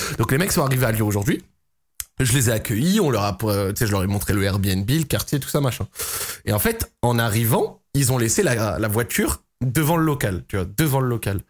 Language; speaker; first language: French; native; French